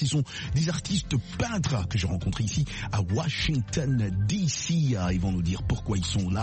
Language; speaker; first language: French; non-native, local second language; Lingala